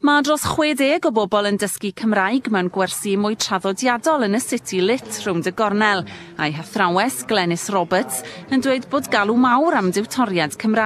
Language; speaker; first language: Welsh; native; Welsh